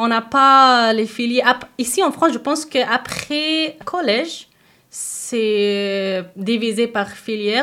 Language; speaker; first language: French; non-native, learner; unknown